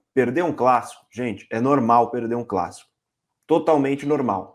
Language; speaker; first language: Portuguese; native; Portuguese